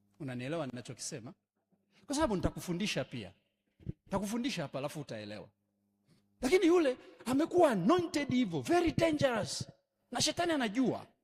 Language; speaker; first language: Swahili; native; Swahili